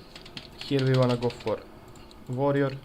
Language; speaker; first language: English; non-native, fluent; Serbian